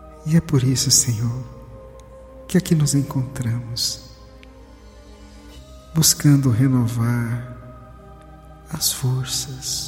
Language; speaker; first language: Portuguese; native; Portuguese